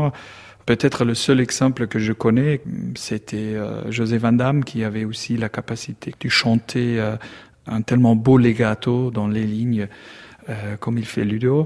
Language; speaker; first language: French; non-native, learner; German